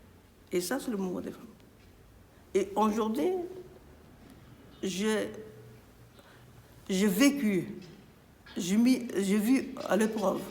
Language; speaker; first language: French; non-native, fluent; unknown